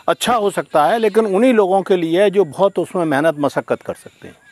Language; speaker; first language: Hindi; native; Hindi